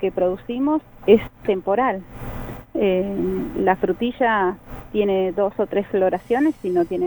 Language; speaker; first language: Spanish; native; Spanish